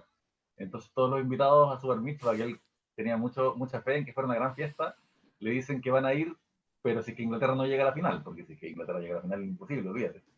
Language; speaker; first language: Spanish; native; Spanish